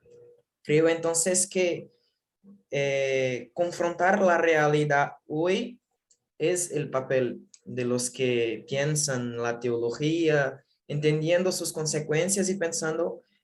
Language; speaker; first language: Spanish; non-native, learner; Portuguese